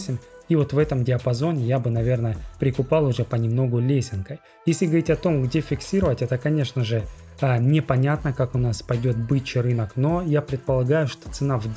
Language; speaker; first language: Russian; native; Russian